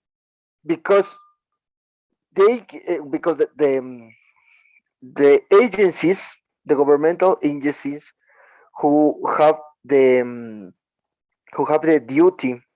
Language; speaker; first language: English; non-native, learner; Spanish